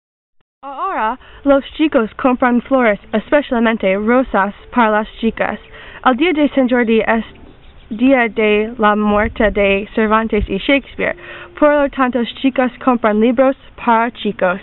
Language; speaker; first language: Spanish; non-native, learner; English